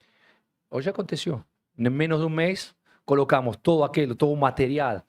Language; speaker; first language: Portuguese; non-native, fluent; Spanish